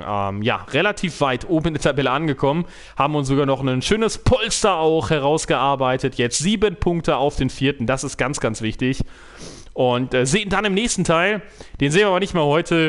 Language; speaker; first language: German; native; German